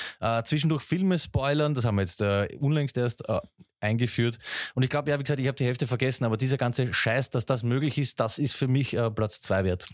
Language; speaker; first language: German; native; German